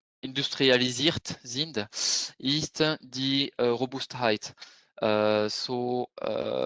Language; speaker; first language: German; non-native, fluent; French